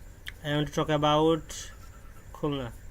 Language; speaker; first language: English; non-native, learner; Bangla